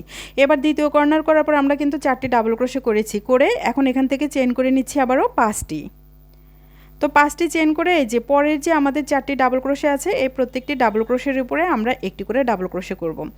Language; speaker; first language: Bangla; native; Bangla